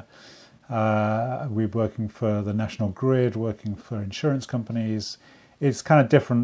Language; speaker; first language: English; native; English